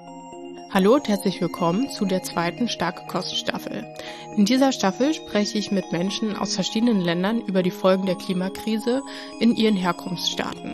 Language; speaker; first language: German; native; German